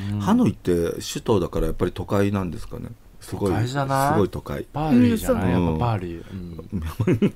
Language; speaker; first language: Japanese; native; Japanese